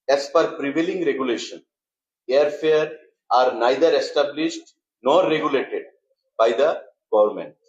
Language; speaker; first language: English; non-native, local second language; Bangla